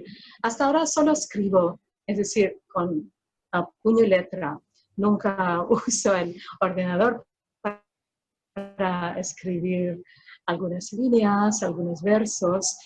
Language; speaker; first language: Spanish; non-native, fluent; Filipino